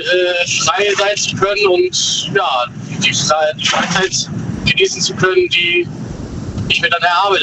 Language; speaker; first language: German; native; German